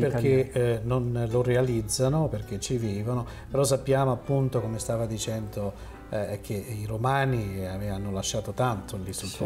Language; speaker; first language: Italian; native; Italian